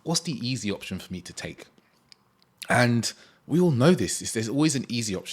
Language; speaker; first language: English; native; English